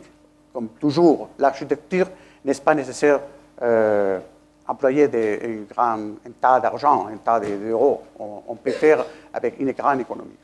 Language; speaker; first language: French; non-native, fluent; Spanish